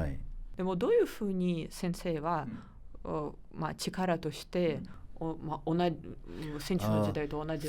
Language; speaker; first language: Japanese; non-native, learner; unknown